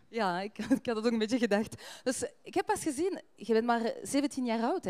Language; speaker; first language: Dutch; non-native, fluent; French